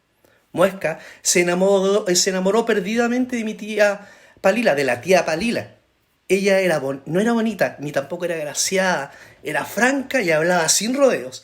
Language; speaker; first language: Spanish; native; Spanish